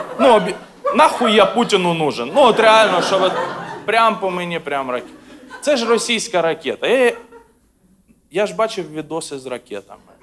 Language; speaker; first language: Ukrainian; non-native, local second language; Russian